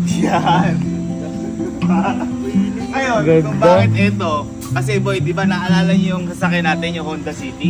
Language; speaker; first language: Filipino; native; Filipino